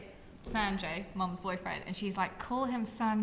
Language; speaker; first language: English; native; English